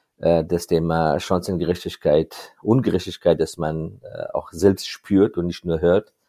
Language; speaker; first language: German; non-native, fluent; Persian